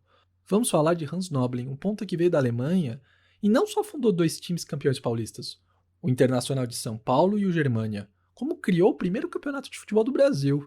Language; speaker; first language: Portuguese; native; Portuguese